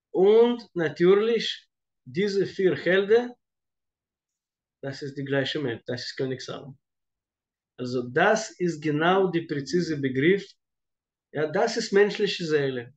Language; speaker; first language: German; non-native, fluent; Russian